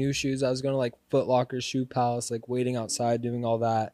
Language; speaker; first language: English; native; English